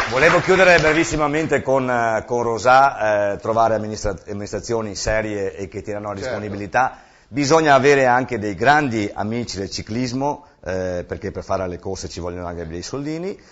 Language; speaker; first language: Italian; native; Italian